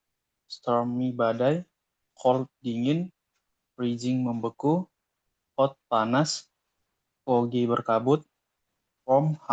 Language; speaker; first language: English; non-native, learner; Indonesian